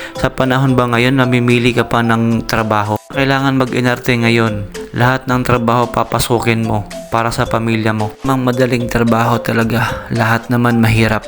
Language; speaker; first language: Filipino; native; Filipino